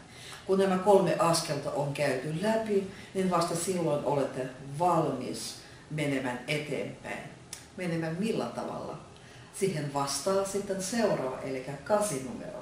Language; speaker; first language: Finnish; non-native, fluent; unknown